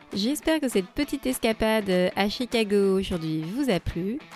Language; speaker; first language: French; native; French